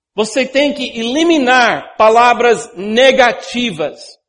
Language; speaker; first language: Portuguese; non-native, fluent; English